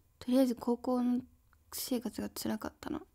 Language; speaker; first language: Japanese; native; Japanese